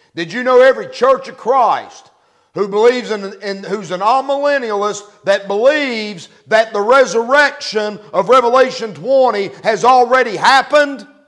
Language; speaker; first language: English; native; English